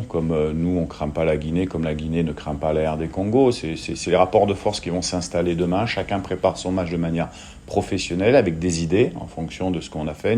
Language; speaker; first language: French; native; French